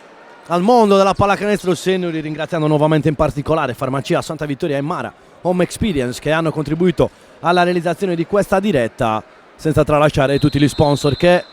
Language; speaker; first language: Italian; native; Italian